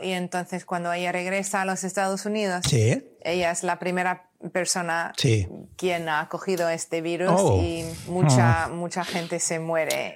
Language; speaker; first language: Spanish; non-native, learner; English